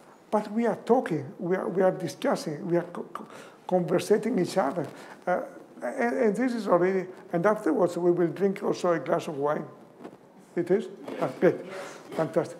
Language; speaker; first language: English; non-native, fluent; Italian